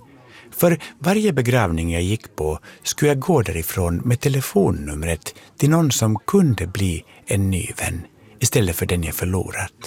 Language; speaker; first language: Swedish; native; Swedish